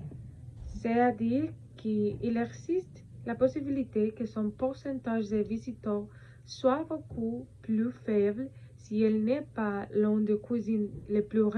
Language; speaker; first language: French; non-native, learner; Spanish